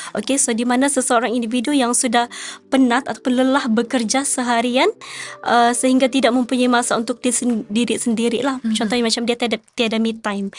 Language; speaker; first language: Malay; native; Malay